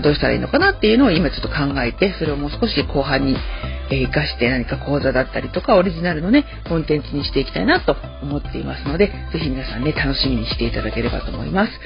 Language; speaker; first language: Japanese; native; Japanese